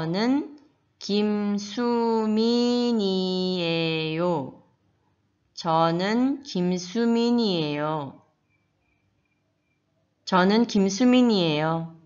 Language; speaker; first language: Korean; non-native, fluent; Malagasy